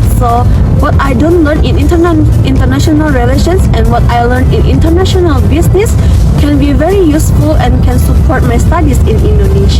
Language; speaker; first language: English; non-native, learner; Indonesian